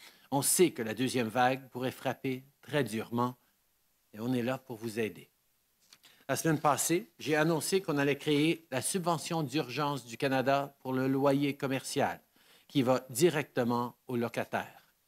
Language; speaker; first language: French; early bilingual, heritage; French